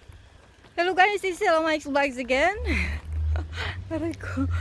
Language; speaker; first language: English; non-native, local second language; Filipino